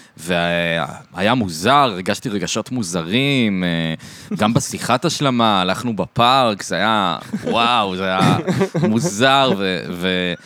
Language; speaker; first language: Hebrew; native; Hebrew